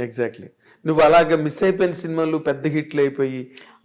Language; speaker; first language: Telugu; native; Telugu